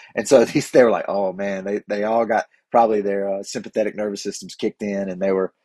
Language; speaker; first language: English; native; English